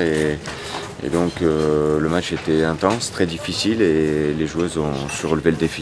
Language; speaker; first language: French; native; French